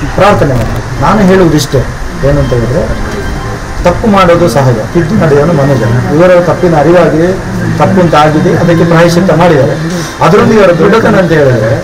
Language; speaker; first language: Kannada; non-native, local second language; Tulu